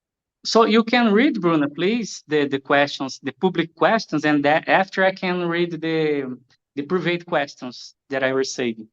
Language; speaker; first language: English; non-native, learner; Portuguese